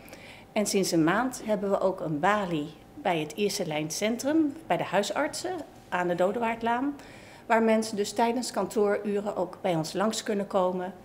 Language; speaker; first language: Dutch; native; Dutch